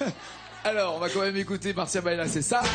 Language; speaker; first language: French; native; French